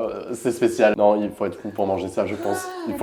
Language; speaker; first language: French; native; French